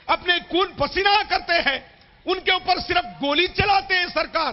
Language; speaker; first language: Hindi; non-native, local second language; Telugu